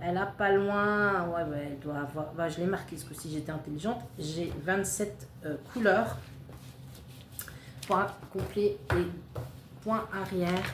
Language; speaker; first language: French; native; French